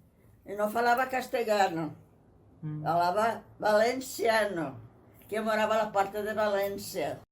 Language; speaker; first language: Portuguese; non-native, learner; Catalan